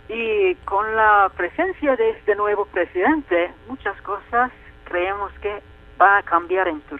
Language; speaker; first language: Spanish; non-native, fluent; Turkish